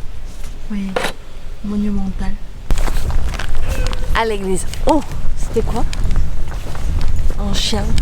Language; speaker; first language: French; non-native, learner; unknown